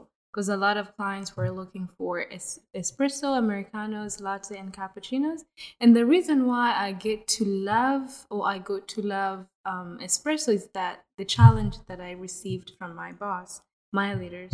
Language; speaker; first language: English; non-native, local second language; Kinyarwanda